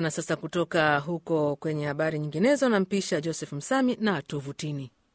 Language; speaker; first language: Swahili; non-native, local second language; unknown